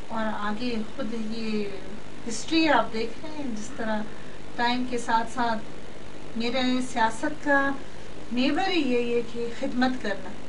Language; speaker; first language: Urdu; non-native, local second language; Baluchi